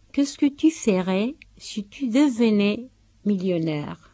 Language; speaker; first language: French; non-native, fluent; Spanish